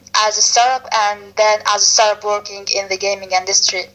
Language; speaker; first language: English; non-native, fluent; Arabic